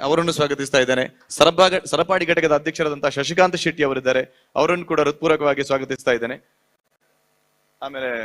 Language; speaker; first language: Kannada; non-native, local second language; Tulu